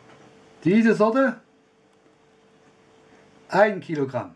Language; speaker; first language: German; non-native, learner; Russian